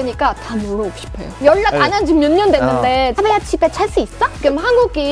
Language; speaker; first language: Korean; non-native, fluent; German